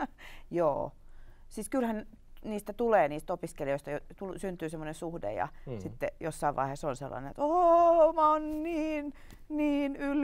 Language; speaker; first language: Finnish; native; Finnish